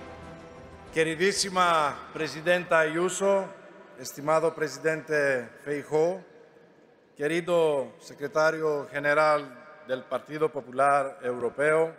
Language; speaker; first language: Spanish; non-native, fluent; Greek